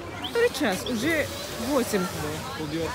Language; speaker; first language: Russian; non-native, learner; Indonesian